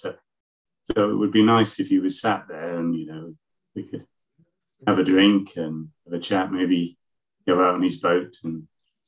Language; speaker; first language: English; native; English